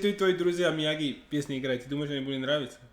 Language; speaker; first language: Russian; non-native, learner; English